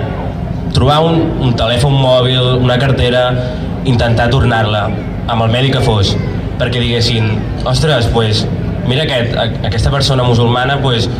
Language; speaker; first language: Catalan; early bilingual, other home language; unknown